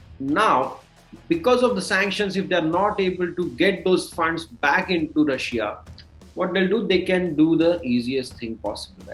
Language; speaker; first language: English; non-native, local second language; Marathi